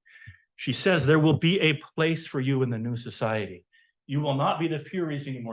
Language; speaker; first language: English; native; English